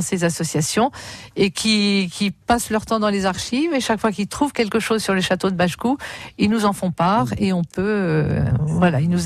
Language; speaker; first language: French; native; French